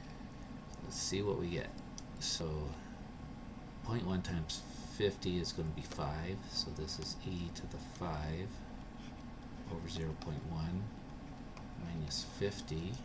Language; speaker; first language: English; native; English